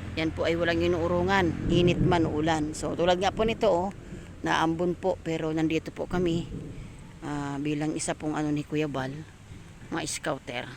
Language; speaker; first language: Filipino; non-native, local second language; Cebuano